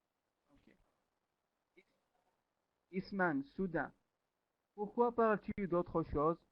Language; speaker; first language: French; non-native, learner; Arabic